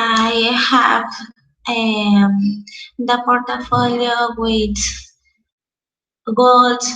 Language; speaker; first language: English; non-native, learner; Spanish